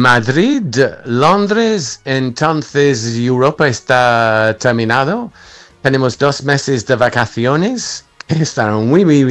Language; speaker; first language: Spanish; non-native, fluent; English